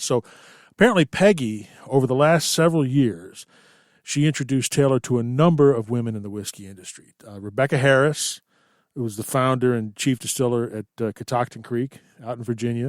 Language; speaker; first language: English; native; English